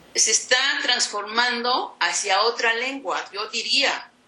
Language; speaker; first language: Spanish; non-native, local second language; Zapotec